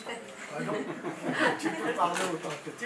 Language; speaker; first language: French; non-native, fluent; Persian